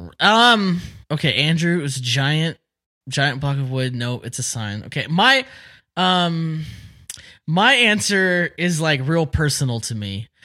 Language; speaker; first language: English; native; English